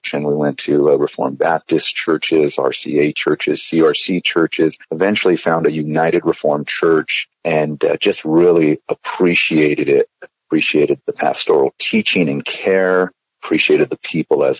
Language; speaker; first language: English; native; English